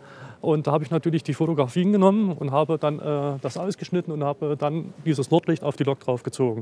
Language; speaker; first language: German; native; German